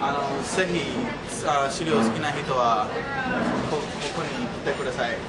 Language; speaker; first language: Japanese; non-native, learner; English